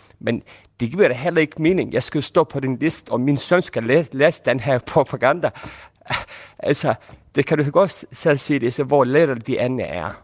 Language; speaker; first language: Danish; non-native, fluent; Turkish